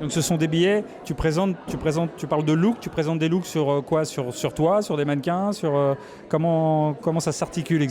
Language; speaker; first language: French; native; French